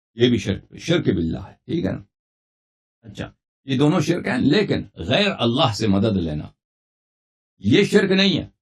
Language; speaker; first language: Urdu; non-native, fluent; Persian